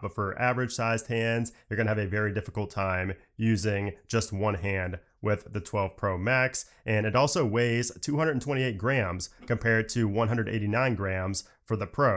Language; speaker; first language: English; native; English